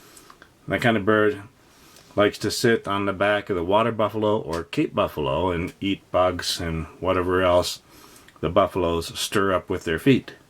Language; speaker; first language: English; native; English